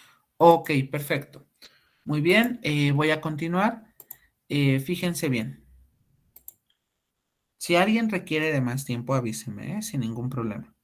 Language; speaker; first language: Spanish; native; Spanish